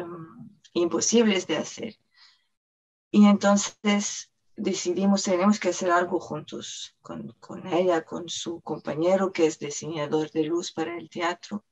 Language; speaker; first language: Spanish; non-native, fluent; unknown